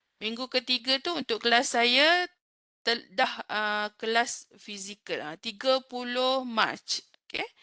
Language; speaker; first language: Malay; native; Malay